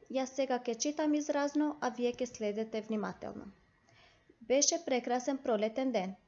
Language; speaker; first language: Macedonian; non-native, local second language; Albanian